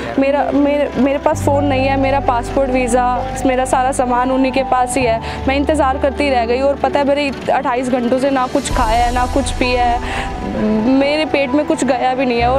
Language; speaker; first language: Hindi; native; Hindi